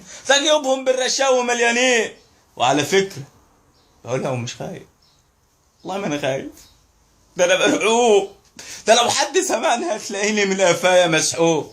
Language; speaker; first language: Arabic; native; Arabic